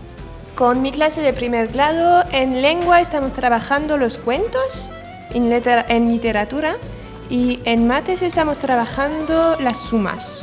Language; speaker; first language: Spanish; non-native, fluent; French